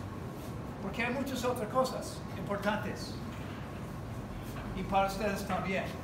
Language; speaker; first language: Spanish; non-native, learner; English